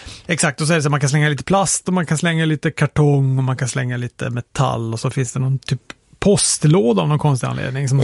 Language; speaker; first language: Swedish; native; Swedish